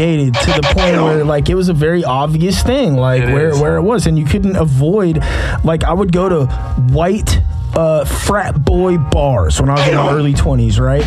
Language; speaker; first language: English; native; English